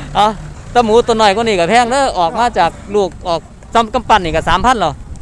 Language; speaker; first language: Thai; non-native, local second language; Northeastern Thai